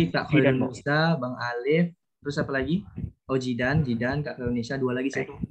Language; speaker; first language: Indonesian; native; Indonesian